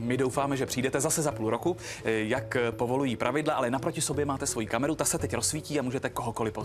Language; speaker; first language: Czech; native; Czech